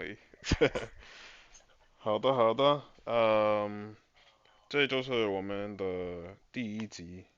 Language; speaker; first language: Chinese; non-native, fluent; English